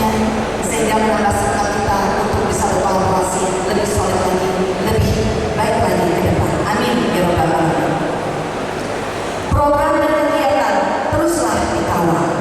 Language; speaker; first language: Indonesian; native; Indonesian